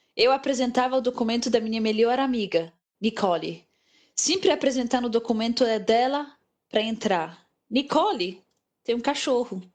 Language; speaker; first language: Portuguese; non-native, fluent; Arabic